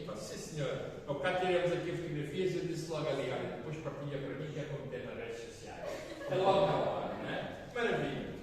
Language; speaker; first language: Portuguese; native; Portuguese